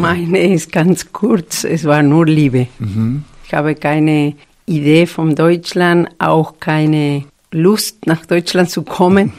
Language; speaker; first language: German; non-native, fluent; Spanish